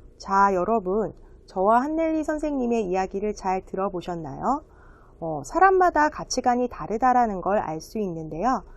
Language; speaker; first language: Korean; native; Korean